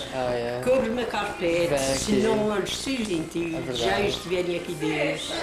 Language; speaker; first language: Portuguese; native; Portuguese